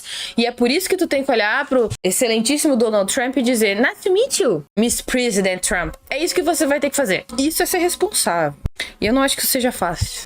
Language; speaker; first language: Portuguese; native; Portuguese